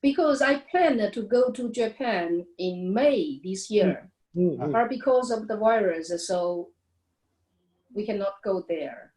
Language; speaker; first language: English; non-native, learner; Chinese